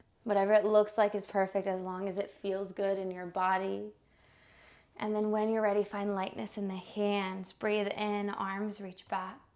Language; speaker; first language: English; native; English